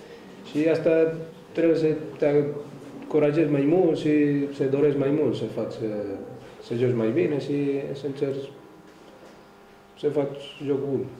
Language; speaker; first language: Romanian; non-native, learner; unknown